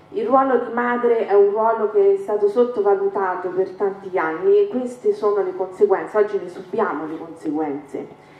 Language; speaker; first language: Italian; native; Italian